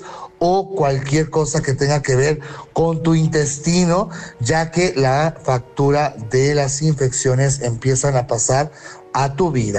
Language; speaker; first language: Spanish; native; Spanish